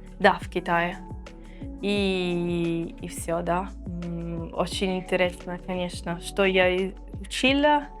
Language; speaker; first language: Russian; non-native, learner; Italian